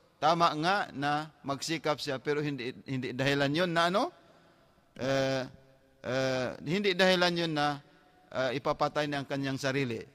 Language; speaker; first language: Filipino; non-native, local second language; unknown